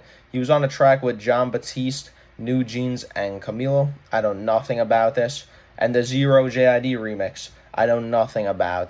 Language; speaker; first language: English; native; English